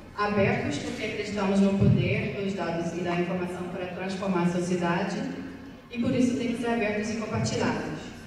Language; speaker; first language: Portuguese; non-native, fluent; English